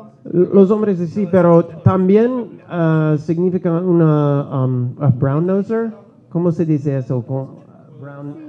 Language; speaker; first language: Spanish; non-native, learner; English